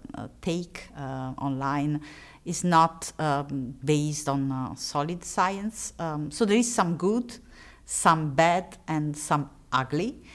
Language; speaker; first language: English; non-native, fluent; Italian